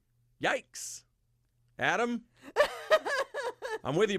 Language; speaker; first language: English; native; English